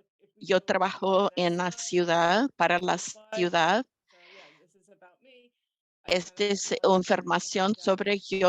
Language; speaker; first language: Spanish; non-native, fluent; English